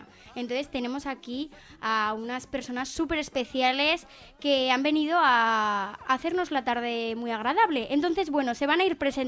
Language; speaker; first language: Spanish; native; Spanish